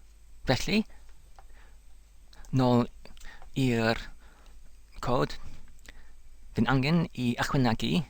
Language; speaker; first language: Welsh; non-native, learner; English